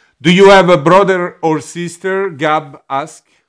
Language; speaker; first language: English; non-native, fluent; Italian